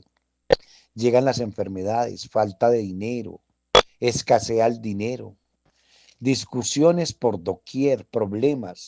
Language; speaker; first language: Spanish; native; Spanish